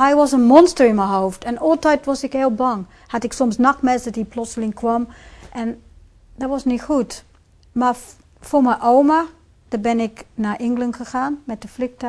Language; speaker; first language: Dutch; non-native, fluent; English